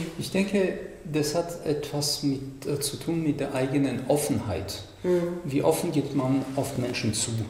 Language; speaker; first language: German; non-native, fluent; French